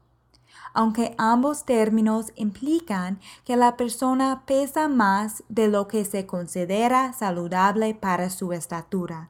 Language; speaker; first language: Spanish; non-native, fluent; English